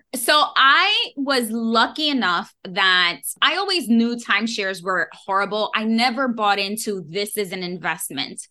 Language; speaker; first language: English; native; English